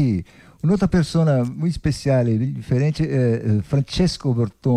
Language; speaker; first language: Italian; non-native, learner; Portuguese